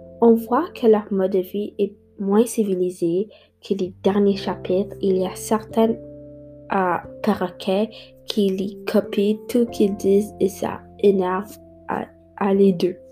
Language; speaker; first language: French; non-native, learner; English